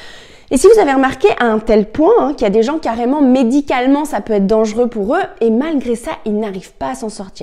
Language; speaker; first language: French; native; French